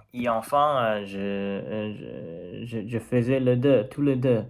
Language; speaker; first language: French; non-native, learner; Chinese